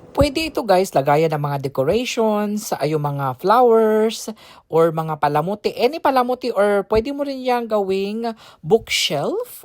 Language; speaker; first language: Filipino; non-native, local second language; Cebuano